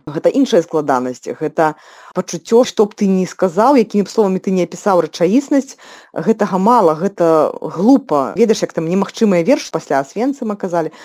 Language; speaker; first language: Belarusian; non-native, local second language; Russian